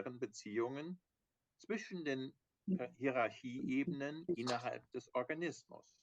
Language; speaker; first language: German; native; German